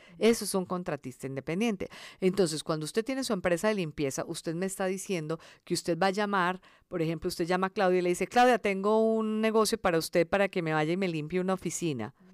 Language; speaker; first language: Spanish; early bilingual, other home language; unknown